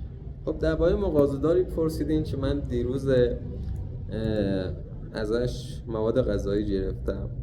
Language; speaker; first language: Persian; native; Persian